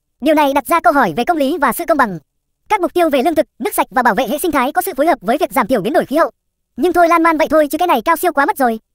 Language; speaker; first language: Vietnamese; native; Vietnamese